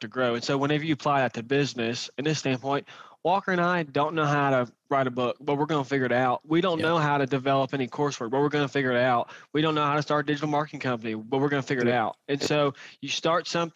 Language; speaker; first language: English; native; English